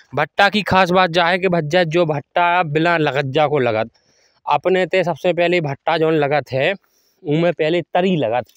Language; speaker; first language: Hindi; native; Hindi